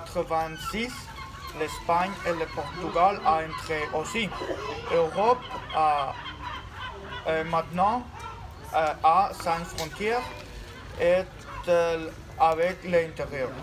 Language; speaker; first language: French; non-native, learner; Spanish